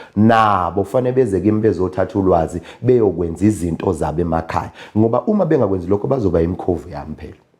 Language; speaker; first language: Zulu; native; Zulu